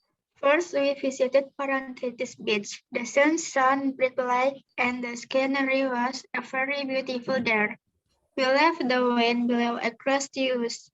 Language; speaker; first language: English; non-native, learner; Indonesian